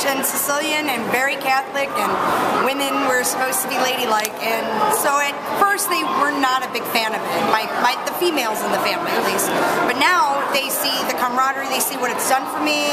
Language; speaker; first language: English; native; English